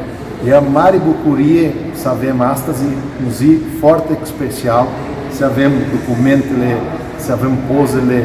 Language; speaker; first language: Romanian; early bilingual, heritage; Portuguese